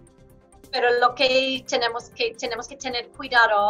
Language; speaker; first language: Spanish; non-native, fluent; English